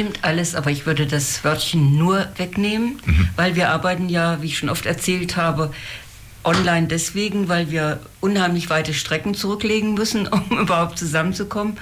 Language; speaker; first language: German; native; German